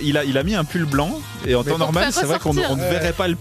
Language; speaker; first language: French; native; French